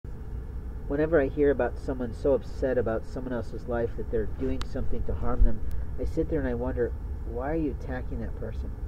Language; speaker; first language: English; native; English